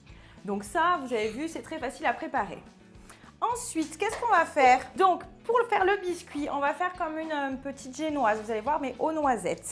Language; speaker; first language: French; native; French